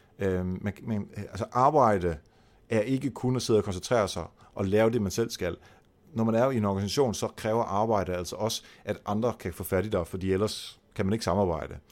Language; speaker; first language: Danish; non-native, fluent; Dutch